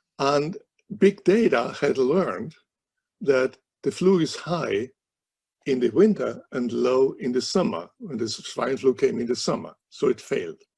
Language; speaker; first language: English; non-native, fluent; German